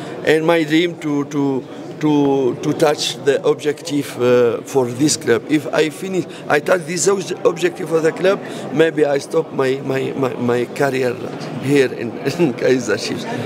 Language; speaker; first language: English; non-native, learner; Arabic